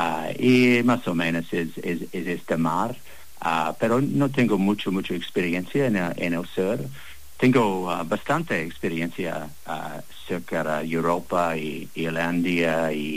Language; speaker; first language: Spanish; non-native, learner; English